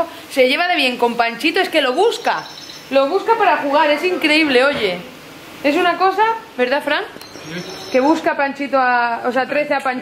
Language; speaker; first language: Spanish; native; Spanish